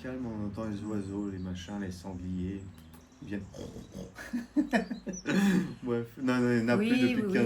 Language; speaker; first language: French; native; French